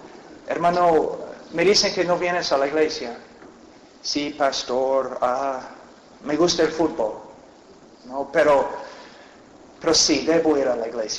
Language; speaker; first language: Spanish; non-native, fluent; English